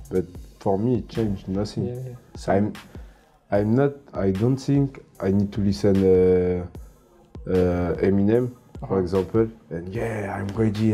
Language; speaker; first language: English; non-native, learner; French